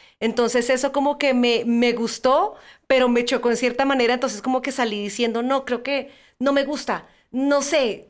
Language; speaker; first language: Spanish; native; Spanish